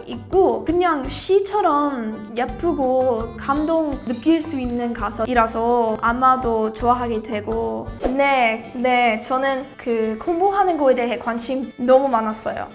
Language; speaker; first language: Korean; non-native, learner; English